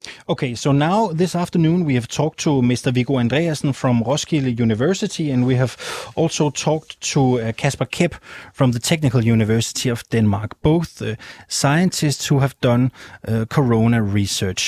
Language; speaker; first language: English; non-native, fluent; Danish